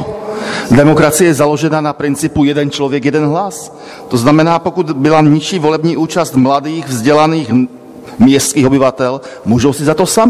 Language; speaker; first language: Czech; native; Czech